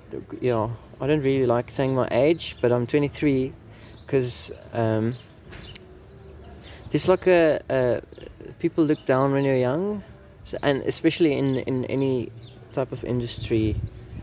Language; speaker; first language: English; non-native, local second language; Afrikaans